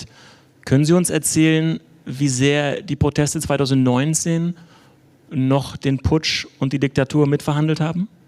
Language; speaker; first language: German; native; German